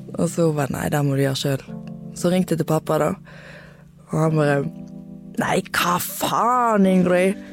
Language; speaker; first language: Norwegian; native; Norwegian